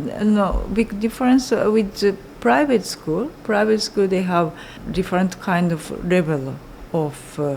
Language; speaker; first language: English; non-native, learner; Japanese